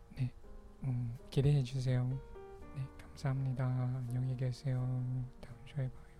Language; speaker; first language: Korean; non-native, fluent; Pangasinan